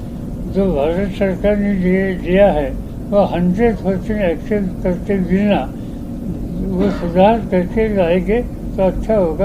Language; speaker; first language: Hindi; non-native, local second language; Marathi